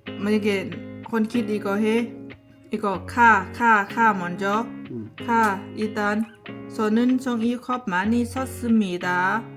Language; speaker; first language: Korean; non-native, learner; Lao